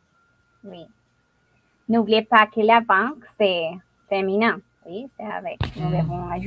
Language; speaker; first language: French; non-native, learner; Spanish